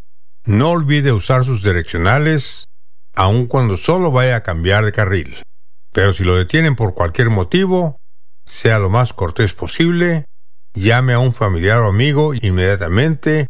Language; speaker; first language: Spanish; native; Spanish